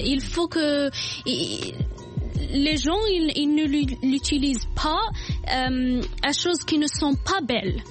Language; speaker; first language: French; non-native, local second language; Arabic